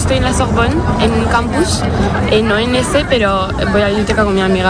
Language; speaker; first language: Spanish; non-native, fluent; French